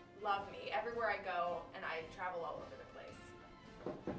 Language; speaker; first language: English; native; English